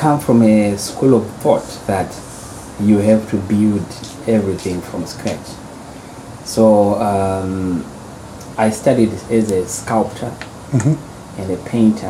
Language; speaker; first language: English; non-native, local second language; Shona